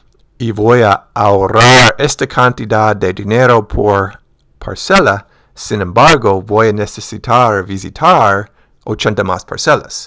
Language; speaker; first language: Spanish; non-native, fluent; English